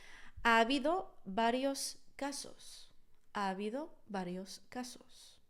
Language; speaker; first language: Spanish; non-native, fluent; English